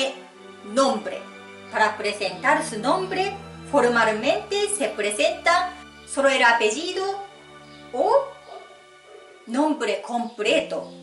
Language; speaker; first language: Spanish; non-native, fluent; Japanese